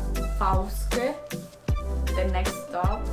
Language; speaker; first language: English; non-native, learner; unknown